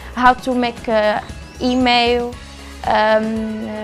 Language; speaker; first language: English; non-native, learner; Arabic